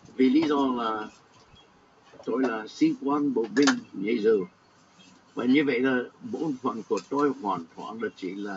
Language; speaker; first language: Vietnamese; non-native, fluent; English